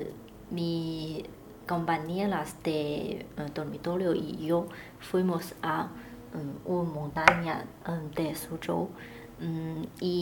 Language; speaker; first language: Spanish; non-native, learner; Chinese